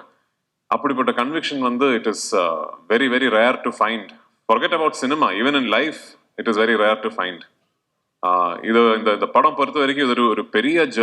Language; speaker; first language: Tamil; non-native, local second language; Malayalam